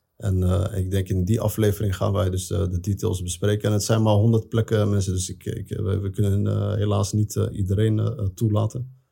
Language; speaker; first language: Dutch; early bilingual, other home language; Arabic